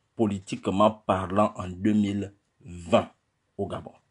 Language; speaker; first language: French; non-native, local second language; Fang